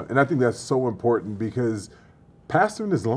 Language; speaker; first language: English; native; English